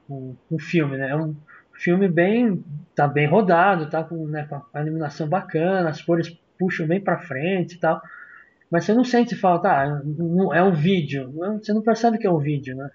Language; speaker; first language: Portuguese; native; Portuguese